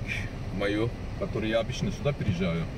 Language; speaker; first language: Russian; non-native, learner; Turkish